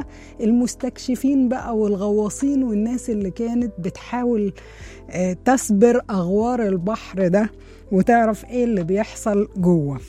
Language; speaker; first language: Arabic; native; Arabic